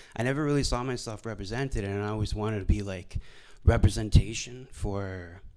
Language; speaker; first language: English; native; English